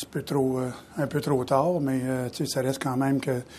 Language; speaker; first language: French; native; French